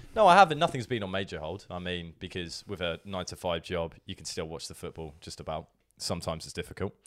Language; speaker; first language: English; native; English